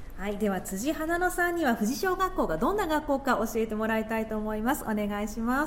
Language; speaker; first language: Japanese; native; Japanese